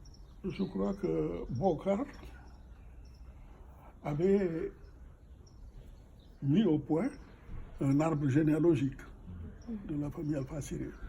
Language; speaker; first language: French; non-native, local second language; Fula